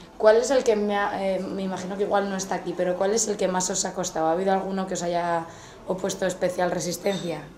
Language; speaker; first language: Spanish; native; Spanish